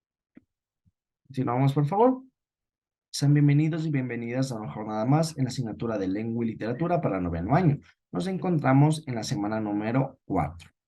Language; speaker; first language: Spanish; native; Spanish